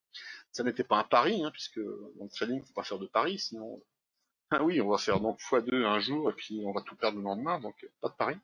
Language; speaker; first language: French; native; French